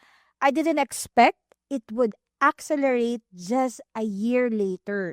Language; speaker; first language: English; non-native, local second language; Filipino